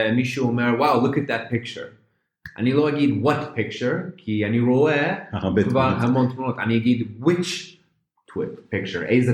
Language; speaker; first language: Hebrew; non-native, fluent; English